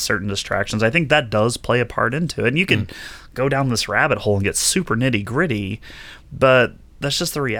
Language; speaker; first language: English; native; English